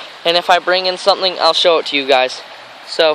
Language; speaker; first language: English; native; English